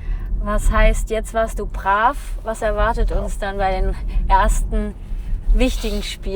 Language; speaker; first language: German; native; German